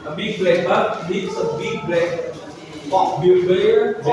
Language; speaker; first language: English; non-native, learner; Indonesian